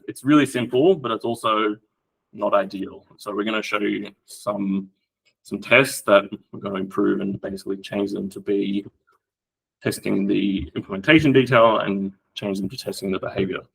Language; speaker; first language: English; native; English